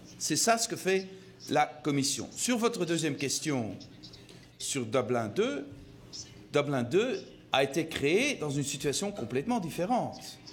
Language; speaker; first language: French; non-native, fluent; Dutch